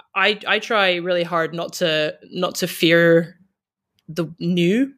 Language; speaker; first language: English; native; English